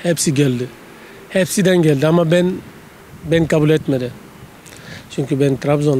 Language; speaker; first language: Turkish; non-native, learner; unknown